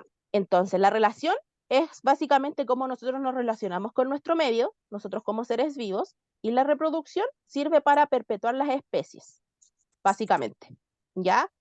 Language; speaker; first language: Spanish; native; Spanish